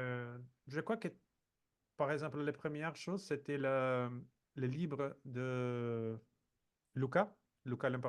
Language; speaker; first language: French; non-native, fluent; Portuguese